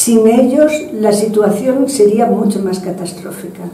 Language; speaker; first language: Spanish; non-native, fluent; French